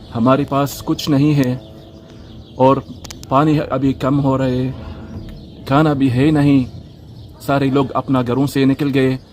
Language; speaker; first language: Urdu; non-native, learner; Arabic